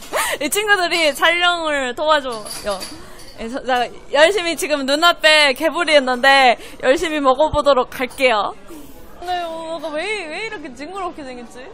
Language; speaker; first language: Korean; non-native, fluent; Japanese